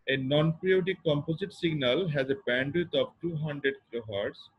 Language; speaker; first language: English; non-native, local second language; Bangla